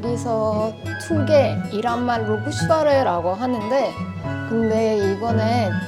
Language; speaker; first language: Korean; non-native, fluent; Persian